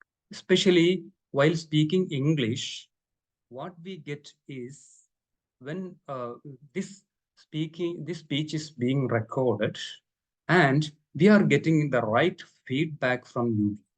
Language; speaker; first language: English; non-native, local second language; Malayalam